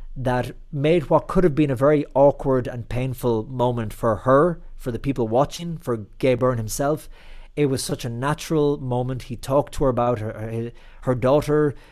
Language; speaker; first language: English; native; English